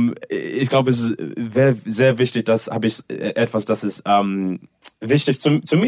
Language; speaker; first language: German; non-native, learner; English